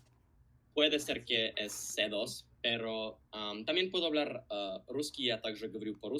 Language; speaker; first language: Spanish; non-native, fluent; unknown